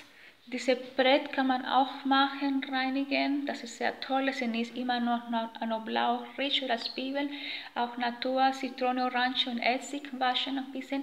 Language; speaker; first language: German; non-native, learner; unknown